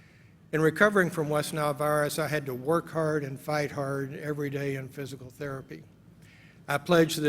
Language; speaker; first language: English; native; English